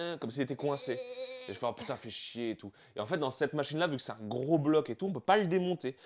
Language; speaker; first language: French; native; French